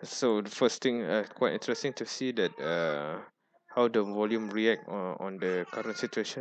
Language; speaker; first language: English; non-native, fluent; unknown